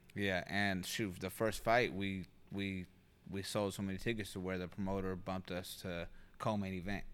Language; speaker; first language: English; native; English